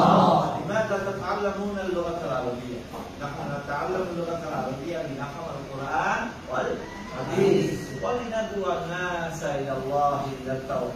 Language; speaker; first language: Arabic; non-native, fluent; Bangla